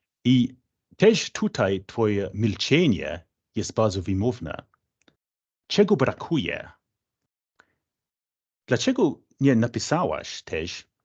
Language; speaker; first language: Polish; non-native, fluent; English